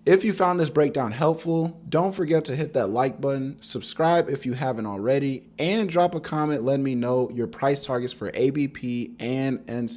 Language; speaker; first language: English; native; English